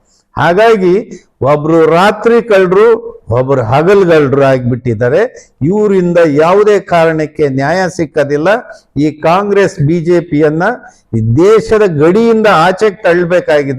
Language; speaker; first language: Kannada; native; Kannada